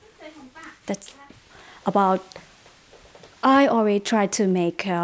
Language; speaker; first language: English; non-native, learner; Thai